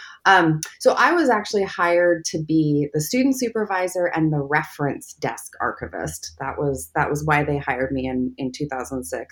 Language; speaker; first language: English; native; English